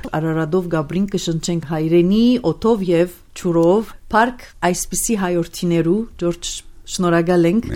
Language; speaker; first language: Armenian; early bilingual, heritage; Armenian